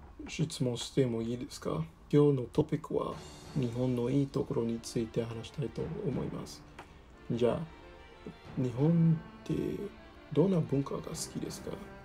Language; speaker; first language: Japanese; non-native, learner; English